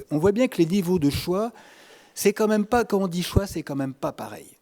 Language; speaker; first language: French; native; French